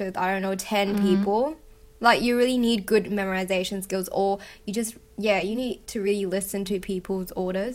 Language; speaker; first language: English; non-native, local second language; Cantonese